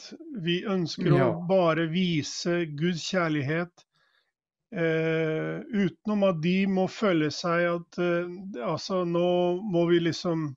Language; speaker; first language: Swedish; non-native, fluent; Albanian